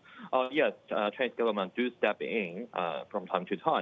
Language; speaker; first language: English; non-native, fluent; Chinese